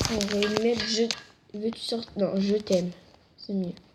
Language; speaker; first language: French; native; French